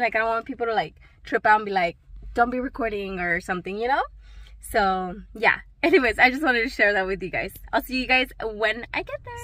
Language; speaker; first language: English; early bilingual, other home language; Spanish